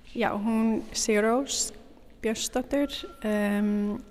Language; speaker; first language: Icelandic; non-native, learner; English